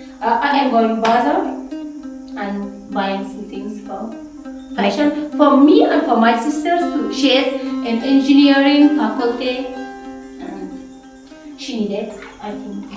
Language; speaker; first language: English; non-native, learner; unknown